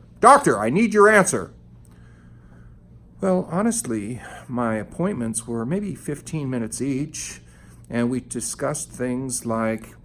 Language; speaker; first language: English; native; English